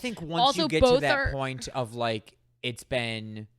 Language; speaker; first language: English; native; English